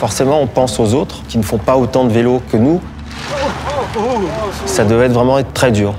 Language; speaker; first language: French; native; French